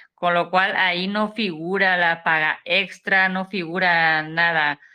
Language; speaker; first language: Spanish; native; Spanish